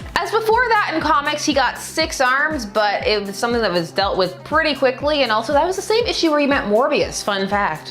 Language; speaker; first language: English; native; English